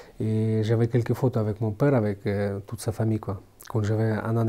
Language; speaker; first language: French; non-native, fluent; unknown